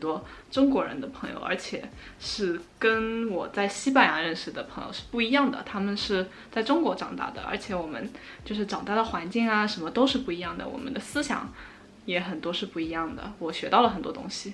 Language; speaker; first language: Chinese; early bilingual, heritage; Chinese